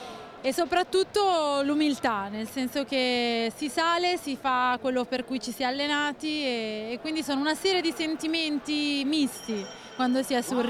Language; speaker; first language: Italian; native; Italian